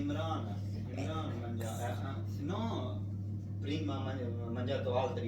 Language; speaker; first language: Italian; non-native, learner; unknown